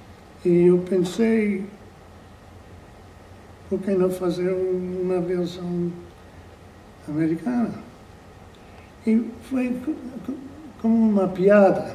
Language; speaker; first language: Portuguese; non-native, fluent; English